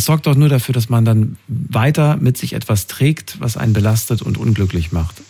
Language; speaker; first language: German; native; German